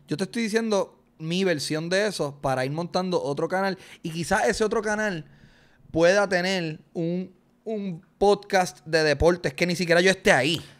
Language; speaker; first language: Spanish; native; Spanish